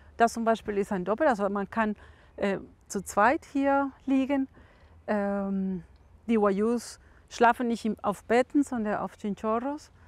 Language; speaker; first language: German; non-native, fluent; Spanish